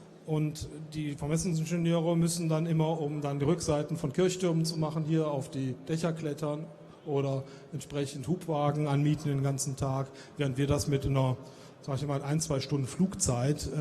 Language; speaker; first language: German; native; German